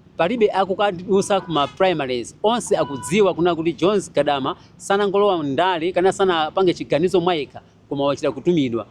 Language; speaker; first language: Nyanja; native; Nyanja